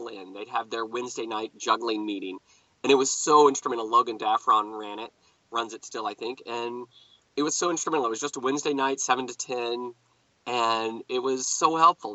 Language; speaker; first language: English; native; English